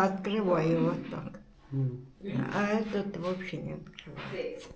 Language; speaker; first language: Russian; non-native, local second language; Ukrainian